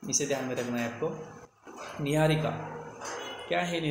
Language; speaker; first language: Hindi; non-native, local second language; Marathi